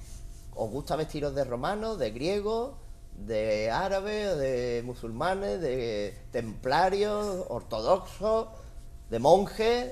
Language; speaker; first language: Spanish; native; Spanish